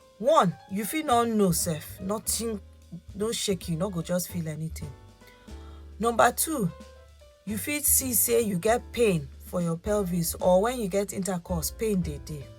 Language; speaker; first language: Nigerian Pidgin; non-native, local second language; Yoruba